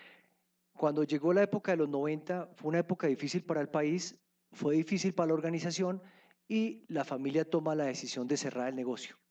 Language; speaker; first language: Spanish; native; Spanish